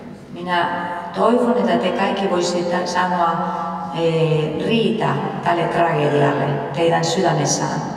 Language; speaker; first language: Finnish; non-native, fluent; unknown